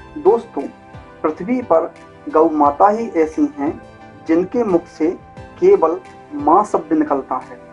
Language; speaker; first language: Hindi; native; Hindi